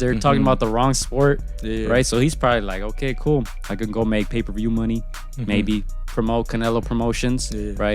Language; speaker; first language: English; native; English